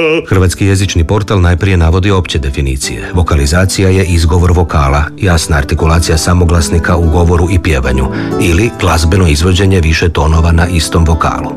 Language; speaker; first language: Serbian; native; Serbian